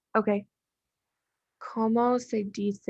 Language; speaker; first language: Spanish; non-native, learner; English